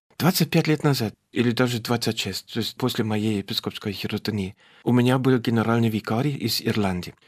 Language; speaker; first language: Russian; non-native, fluent; German